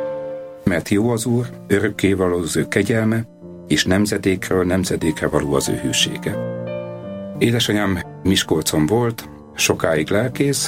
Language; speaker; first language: Hungarian; native; Hungarian